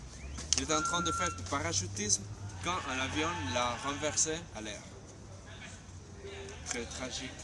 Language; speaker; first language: French; non-native, learner; Spanish